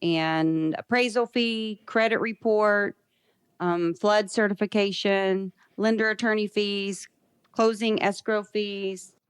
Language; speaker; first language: English; native; English